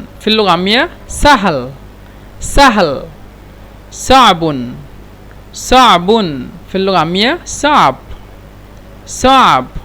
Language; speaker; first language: Arabic; non-native, fluent; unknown